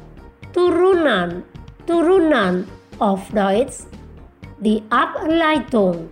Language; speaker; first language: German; non-native, learner; Indonesian